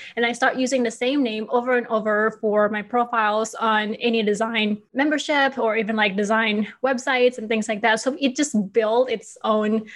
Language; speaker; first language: English; non-native, fluent; Indonesian